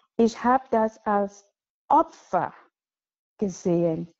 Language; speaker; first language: German; non-native, fluent; English